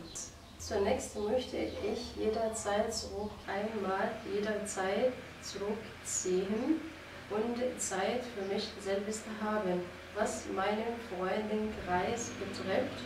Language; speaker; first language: German; non-native, fluent; Arabic